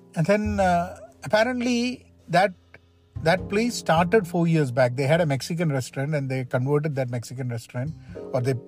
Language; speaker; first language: English; non-native, local second language; Malayalam